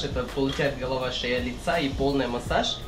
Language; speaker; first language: Russian; non-native, learner; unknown